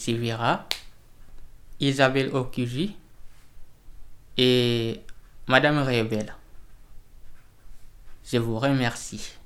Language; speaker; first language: French; non-native, learner; Fula